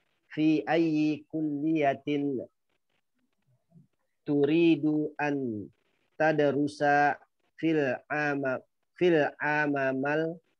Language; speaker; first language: Arabic; non-native, learner; Indonesian